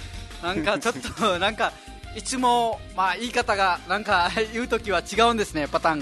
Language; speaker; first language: Japanese; non-native, fluent; Nepali